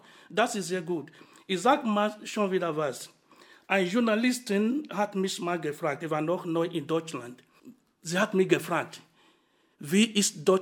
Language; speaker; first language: German; non-native, fluent; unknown